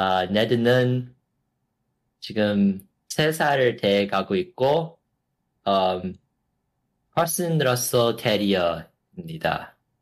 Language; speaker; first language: Korean; early bilingual, heritage; Korean